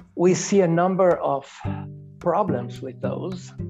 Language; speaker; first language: English; non-native, fluent; Italian